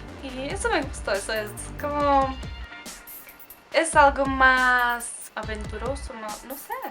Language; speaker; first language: Spanish; non-native, fluent; Czech